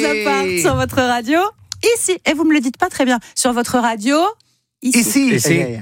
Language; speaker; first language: French; native; French